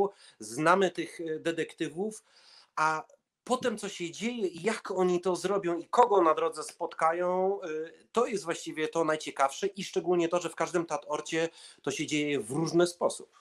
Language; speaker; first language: Polish; early bilingual, heritage; Polish